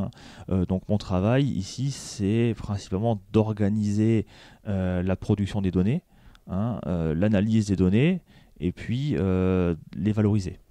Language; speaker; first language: French; native; French